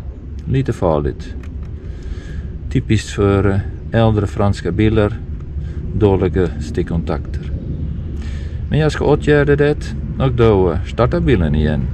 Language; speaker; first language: Swedish; non-native, fluent; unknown